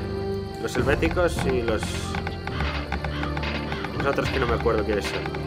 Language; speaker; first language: Spanish; native; Spanish